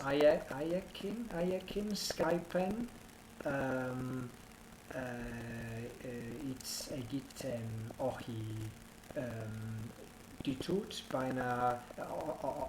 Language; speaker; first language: Basque; non-native, learner; English